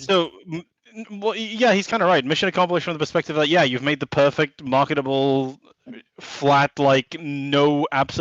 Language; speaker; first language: English; native; English